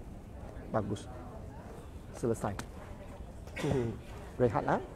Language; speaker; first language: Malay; non-native, local second language; Cantonese